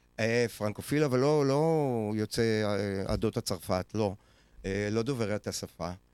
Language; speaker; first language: Hebrew; native; Hebrew